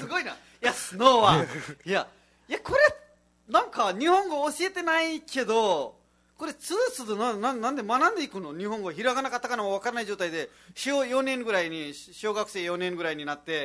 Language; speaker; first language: Japanese; non-native, fluent; Nepali